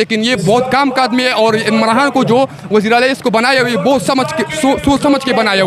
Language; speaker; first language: Hindi; non-native, local second language; Pashto